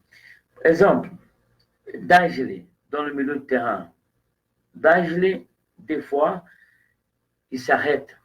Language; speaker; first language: French; non-native, fluent; Portuguese